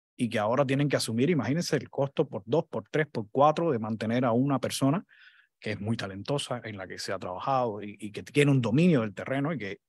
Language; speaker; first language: Spanish; native; Spanish